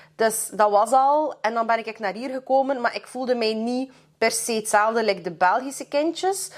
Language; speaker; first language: Dutch; early bilingual, other home language; Russian